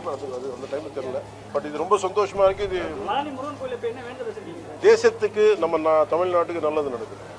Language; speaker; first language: Tamil; non-native, learner; Telugu